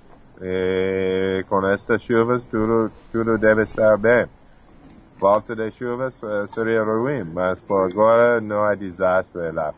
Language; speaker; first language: Portuguese; non-native, fluent; English